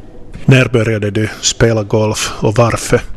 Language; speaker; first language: Swedish; non-native, local second language; Finnish